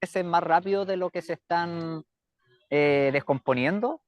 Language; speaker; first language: Spanish; native; Spanish